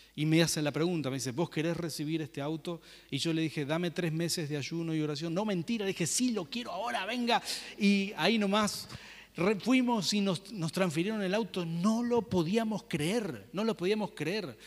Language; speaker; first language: Spanish; native; Spanish